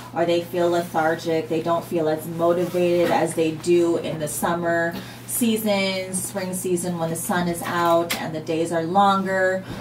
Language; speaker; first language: English; native; English